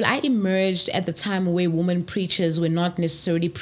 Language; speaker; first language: English; non-native, local second language; Zulu